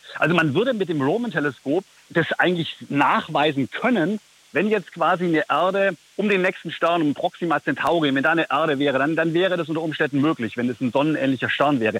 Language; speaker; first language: German; native; German